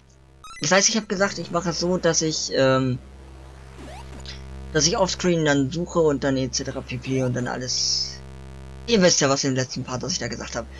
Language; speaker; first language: German; native; German